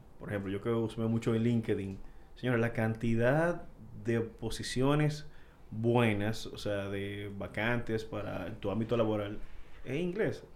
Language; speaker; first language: Spanish; native; Spanish